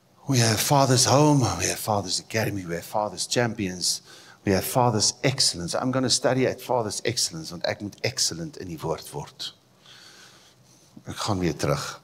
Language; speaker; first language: English; non-native, local second language; Afrikaans